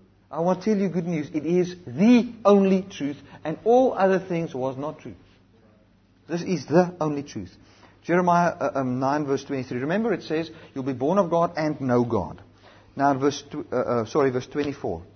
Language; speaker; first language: English; non-native, local second language; Afrikaans